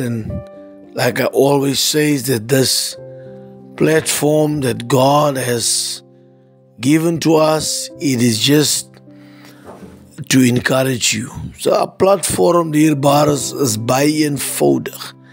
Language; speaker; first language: English; non-native, local second language; Afrikaans